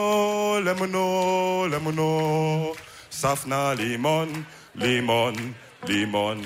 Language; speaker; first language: German; early bilingual, other home language; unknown